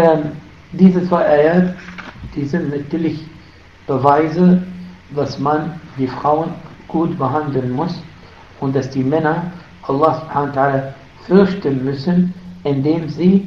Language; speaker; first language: German; non-native, fluent; Arabic